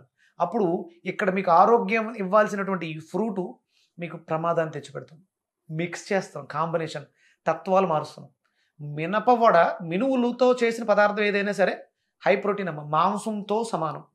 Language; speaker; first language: Telugu; native; Telugu